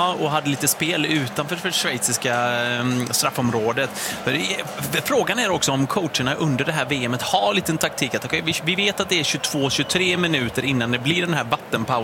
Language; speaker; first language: Swedish; native; Swedish